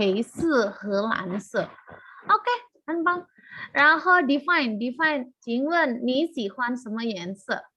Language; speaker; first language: Chinese; non-native, fluent; Indonesian